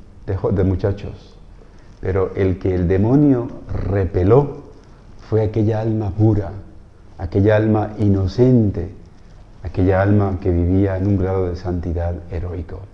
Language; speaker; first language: Spanish; native; Spanish